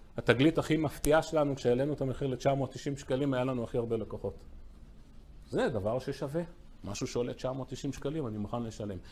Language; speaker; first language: Hebrew; early bilingual, other home language; English